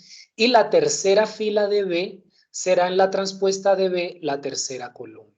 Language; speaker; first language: Spanish; native; Spanish